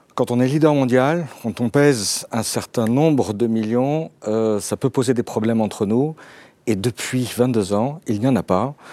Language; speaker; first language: French; native; French